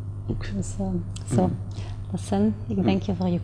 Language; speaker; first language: Dutch; native; Dutch